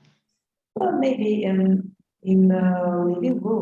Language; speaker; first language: English; non-native, learner; Italian